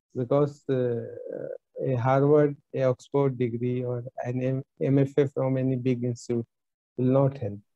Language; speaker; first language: English; non-native, local second language; Bhojpuri